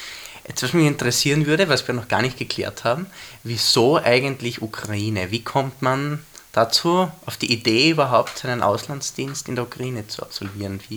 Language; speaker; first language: German; native; German